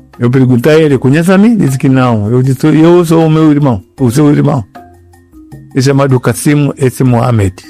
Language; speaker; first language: Portuguese; non-native, local second language; Yao